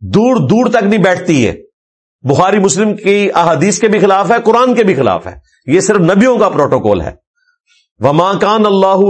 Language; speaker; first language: Urdu; non-native, local second language; Punjabi